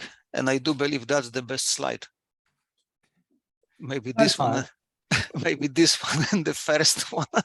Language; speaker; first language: English; non-native, fluent; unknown